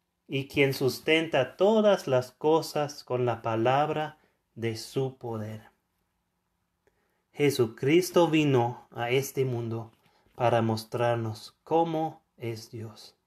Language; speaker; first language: Spanish; non-native, fluent; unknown